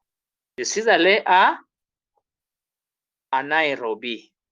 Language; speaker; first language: French; non-native, fluent; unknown